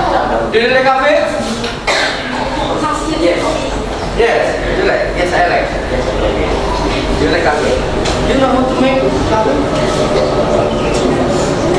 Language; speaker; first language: English; non-native, learner; Indonesian